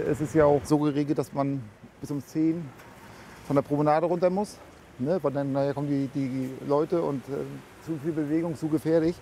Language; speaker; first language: German; native; German